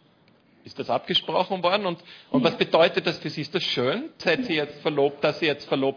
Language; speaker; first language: German; native; German